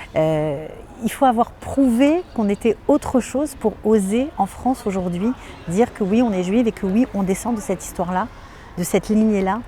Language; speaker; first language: French; native; French